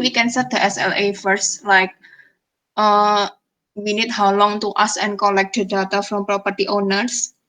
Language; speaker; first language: English; non-native, fluent; Indonesian